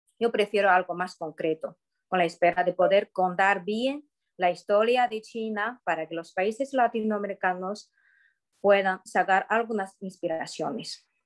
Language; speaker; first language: Spanish; non-native, fluent; Chinese